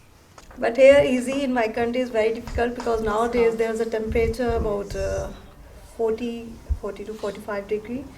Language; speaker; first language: English; non-native, learner; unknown